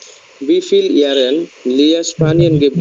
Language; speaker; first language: German; non-native, learner; Bangla